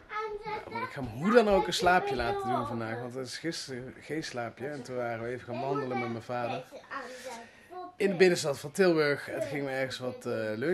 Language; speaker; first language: Dutch; native; Dutch